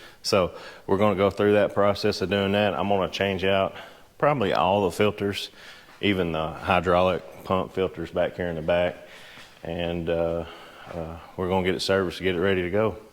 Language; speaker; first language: English; native; English